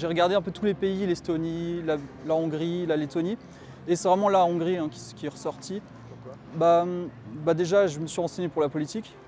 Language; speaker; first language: French; native; French